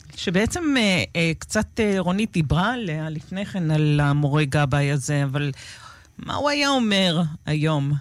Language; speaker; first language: Hebrew; native; Hebrew